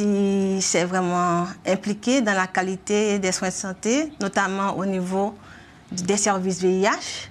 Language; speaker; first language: French; non-native, local second language; Haitian Creole